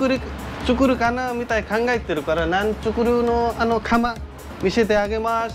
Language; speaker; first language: Japanese; non-native, learner; Nepali